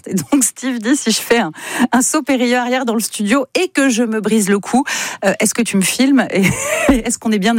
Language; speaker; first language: French; native; French